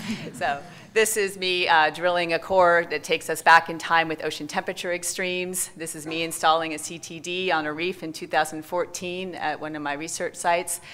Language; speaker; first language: English; native; English